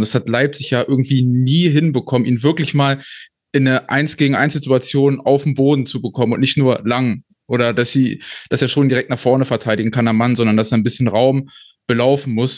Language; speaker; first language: German; native; German